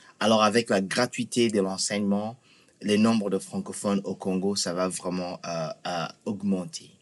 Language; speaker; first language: French; non-native, local second language; Lingala